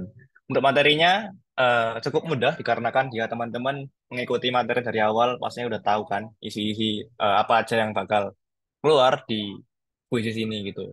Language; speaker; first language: Indonesian; native; Indonesian